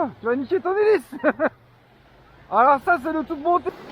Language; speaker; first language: French; native; French